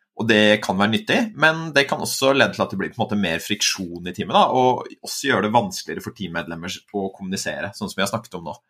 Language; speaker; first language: Norwegian; native; Norwegian